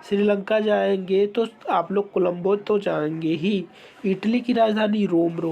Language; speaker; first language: Hindi; native; Hindi